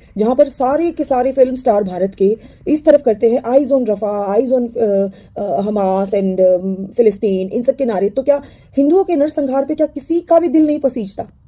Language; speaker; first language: Hindi; native; Hindi